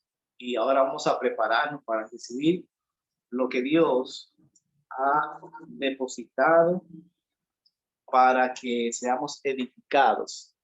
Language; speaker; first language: Spanish; native; Spanish